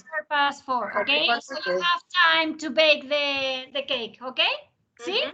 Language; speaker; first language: English; non-native, fluent; Spanish